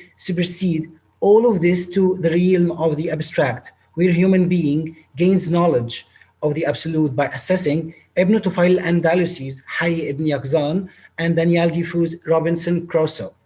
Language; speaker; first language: English; non-native, local second language; Arabic